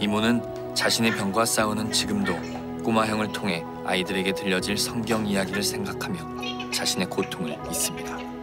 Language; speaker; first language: Korean; native; Korean